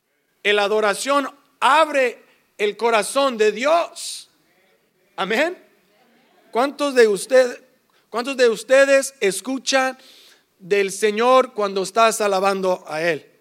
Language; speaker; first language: Spanish; early bilingual, heritage; English